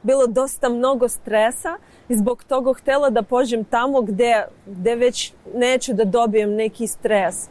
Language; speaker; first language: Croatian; non-native, learner; Ukrainian